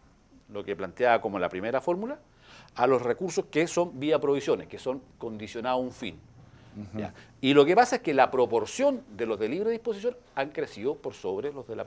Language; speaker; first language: Spanish; native; Spanish